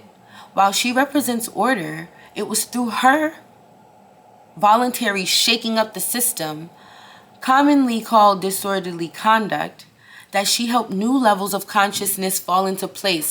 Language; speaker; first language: English; native; English